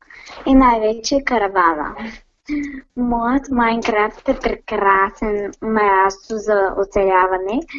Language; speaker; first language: Bulgarian; native; Bulgarian